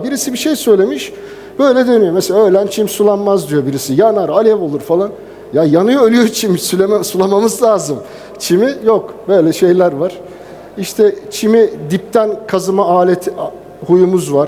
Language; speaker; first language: Turkish; native; Turkish